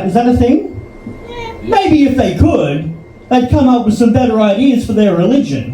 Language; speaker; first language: English; native; English